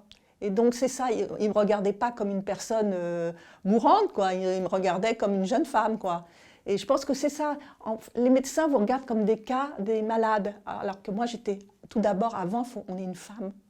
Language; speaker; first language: French; native; French